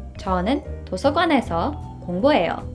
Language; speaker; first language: Korean; non-native, fluent; English